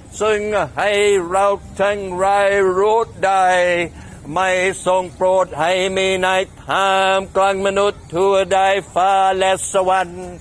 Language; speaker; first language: Thai; non-native, fluent; English